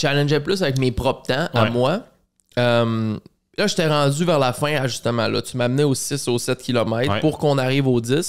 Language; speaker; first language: French; native; French